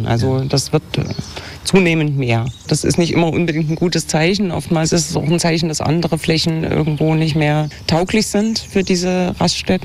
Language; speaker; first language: German; native; German